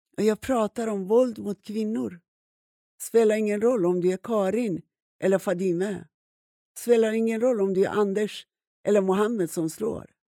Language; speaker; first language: Swedish; non-native, fluent; Persian